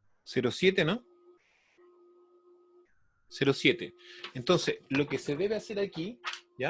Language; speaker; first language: Spanish; native; Spanish